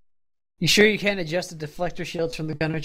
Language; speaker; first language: English; native; English